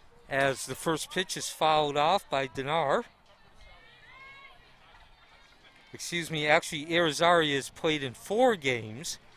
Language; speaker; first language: English; native; English